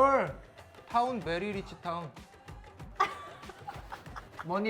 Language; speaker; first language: English; non-native, learner; Korean